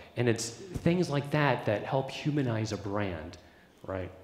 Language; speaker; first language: English; native; English